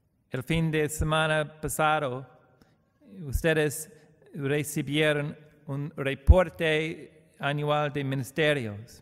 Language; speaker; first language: Spanish; non-native, learner; English